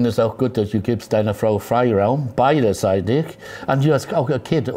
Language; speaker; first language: German; non-native, fluent; English